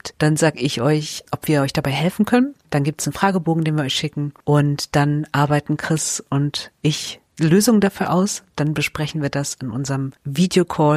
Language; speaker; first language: German; native; German